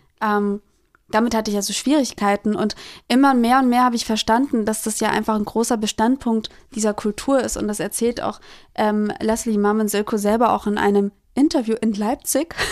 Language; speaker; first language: German; early bilingual, other home language; Greek